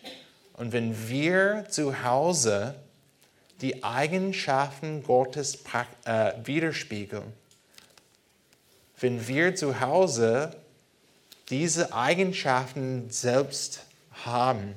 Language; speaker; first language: German; non-native, fluent; English